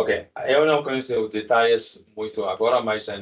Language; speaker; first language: Portuguese; non-native, learner; Spanish